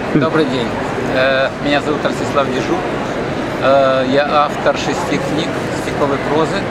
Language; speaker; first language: Russian; native; Russian